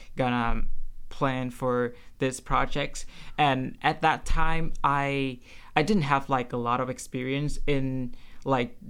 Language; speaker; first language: English; non-native, fluent; Vietnamese